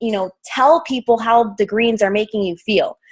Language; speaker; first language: English; native; English